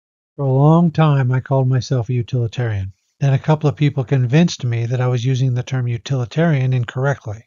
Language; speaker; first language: English; native; English